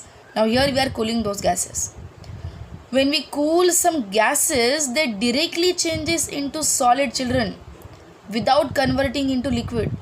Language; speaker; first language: English; non-native, local second language; Hindi